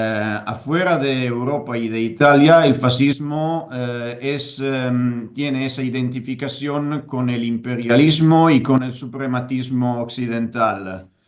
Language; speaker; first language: Spanish; non-native, fluent; Italian